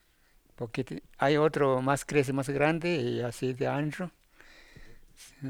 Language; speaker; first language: Spanish; non-native, local second language; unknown